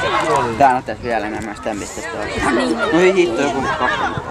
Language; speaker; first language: Finnish; native; Finnish